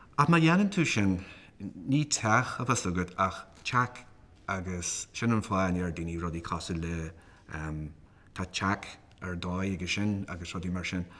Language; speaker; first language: Irish; native; Irish